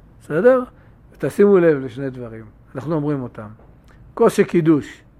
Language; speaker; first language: Hebrew; native; Hebrew